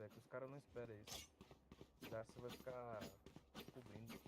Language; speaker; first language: Portuguese; native; Portuguese